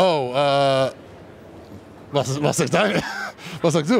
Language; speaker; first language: German; non-native, learner; English